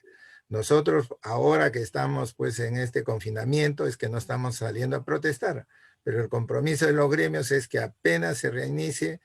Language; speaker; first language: Spanish; native; Spanish